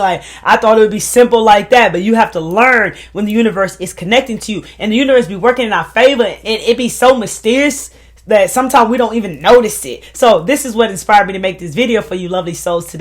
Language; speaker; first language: English; native; English